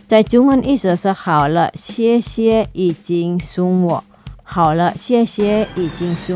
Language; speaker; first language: Chinese; non-native, fluent; Indonesian